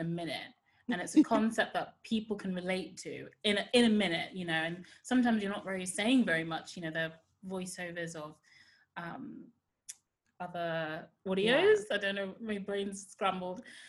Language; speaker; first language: English; native; English